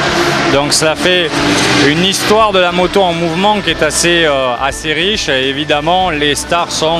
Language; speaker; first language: French; native; French